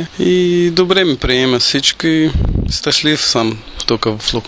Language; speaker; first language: Bulgarian; non-native, learner; Portuguese